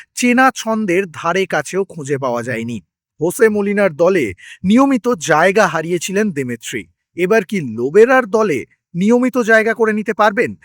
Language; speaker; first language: Bangla; native; Bangla